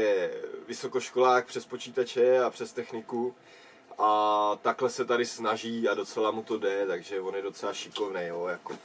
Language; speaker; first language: Czech; native; Czech